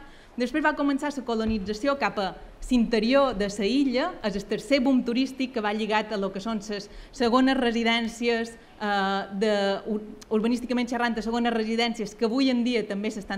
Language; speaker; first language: Catalan; native; Catalan